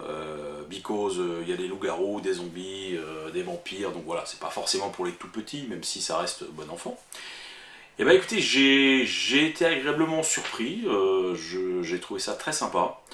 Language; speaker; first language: French; native; French